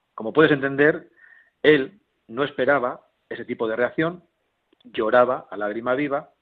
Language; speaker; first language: Spanish; native; Spanish